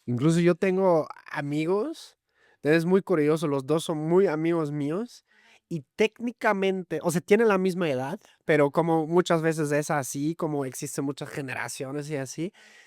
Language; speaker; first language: Spanish; native; Spanish